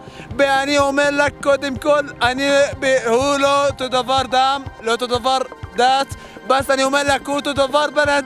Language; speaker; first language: Hebrew; non-native, learner; Arabic